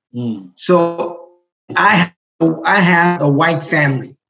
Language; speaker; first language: English; non-native, fluent; Greek